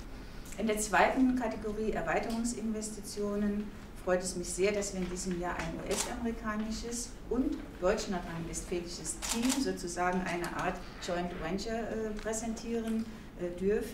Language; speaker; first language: German; native; German